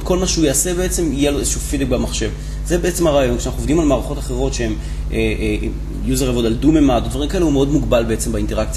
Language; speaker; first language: Hebrew; native; Hebrew